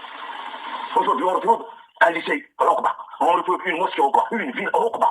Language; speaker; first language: French; non-native, local second language; Kabyle